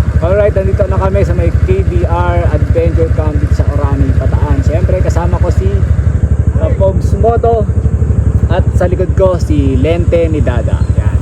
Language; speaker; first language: Filipino; native; Filipino